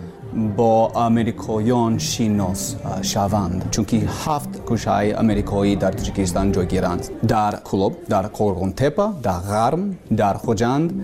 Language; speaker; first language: Persian; non-native, learner; English